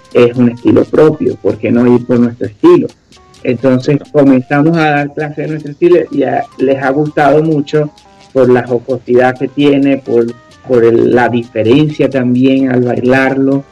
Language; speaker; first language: Spanish; native; Spanish